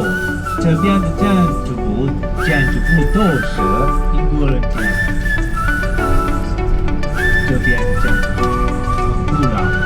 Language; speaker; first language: Chinese; non-native, learner; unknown